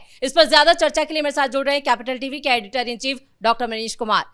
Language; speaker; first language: Hindi; native; Hindi